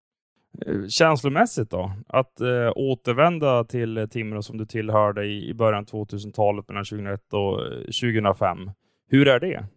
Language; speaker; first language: Swedish; native; Swedish